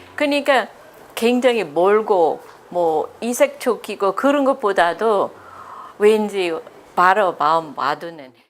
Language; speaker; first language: Korean; non-native, fluent; English